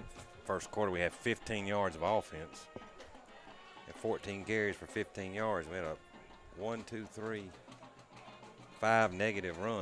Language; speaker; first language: English; native; English